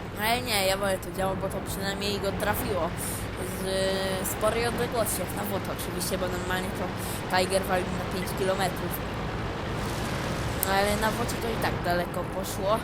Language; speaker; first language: Polish; native; Polish